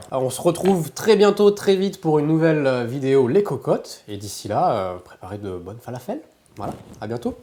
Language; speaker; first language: French; native; French